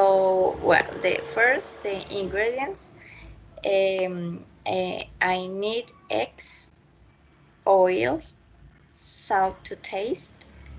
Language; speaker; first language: English; non-native, learner; Spanish